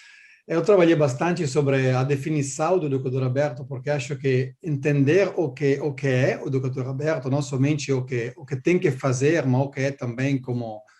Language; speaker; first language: Portuguese; non-native, learner; Italian